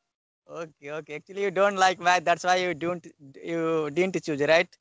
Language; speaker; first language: English; non-native, learner; Hindi